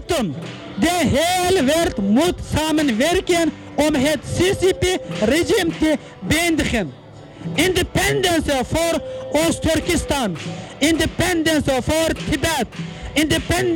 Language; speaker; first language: Dutch; non-native, learner; Uyghur